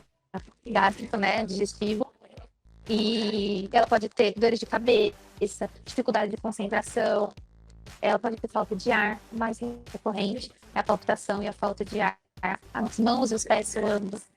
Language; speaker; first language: Portuguese; native; Portuguese